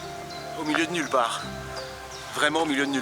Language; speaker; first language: French; native; French